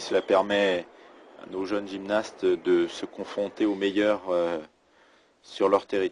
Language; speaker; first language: French; native; French